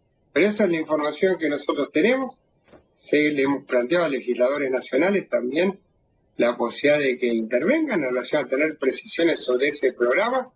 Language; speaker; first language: Spanish; native; Spanish